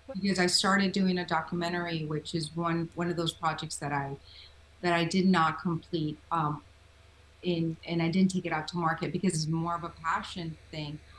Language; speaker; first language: English; native; English